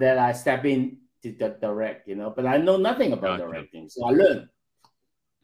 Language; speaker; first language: English; non-native, local second language; Cantonese